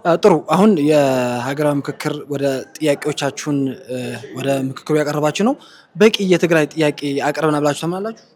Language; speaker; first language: Amharic; non-native, local second language; Tigrinya